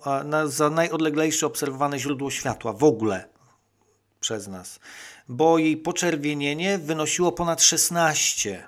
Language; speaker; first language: Polish; native; Polish